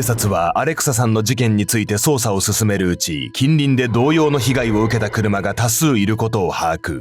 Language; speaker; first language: Japanese; native; Japanese